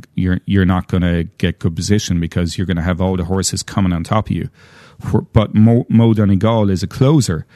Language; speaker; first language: English; native; English